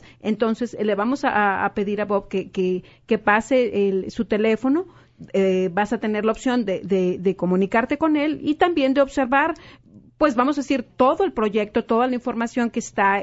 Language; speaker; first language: Spanish; native; Spanish